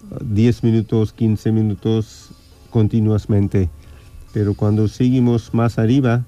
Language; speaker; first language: Spanish; non-native, fluent; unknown